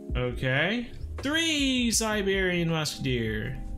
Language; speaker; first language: English; native; English